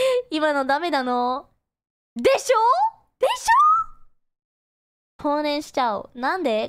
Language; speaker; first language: Japanese; non-native, fluent; English